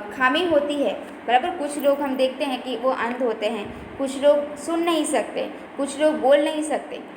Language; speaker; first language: Hindi; non-native, local second language; Gujarati